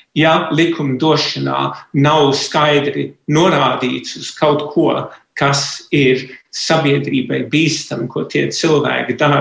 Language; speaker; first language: Latvian; early bilingual, heritage; Latvian